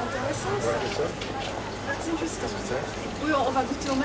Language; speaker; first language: French; non-native, local second language; Lingala